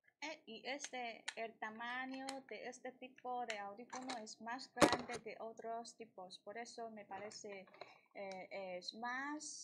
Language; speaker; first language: Spanish; non-native, learner; Chinese